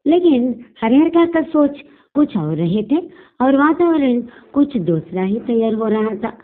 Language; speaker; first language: Hindi; non-native, local second language; Telugu